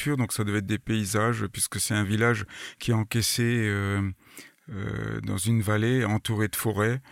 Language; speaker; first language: French; native; French